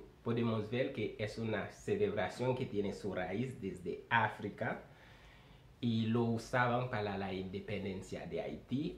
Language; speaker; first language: Spanish; non-native, fluent; Haitian Creole